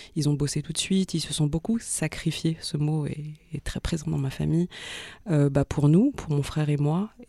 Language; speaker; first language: French; native; French